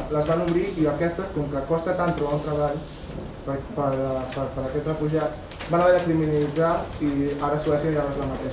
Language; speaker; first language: Catalan; native; Catalan